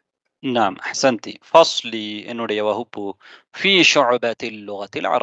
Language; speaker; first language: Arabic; non-native, fluent; Tamil